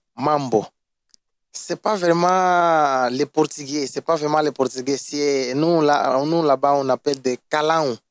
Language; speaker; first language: French; non-native, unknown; Portuguese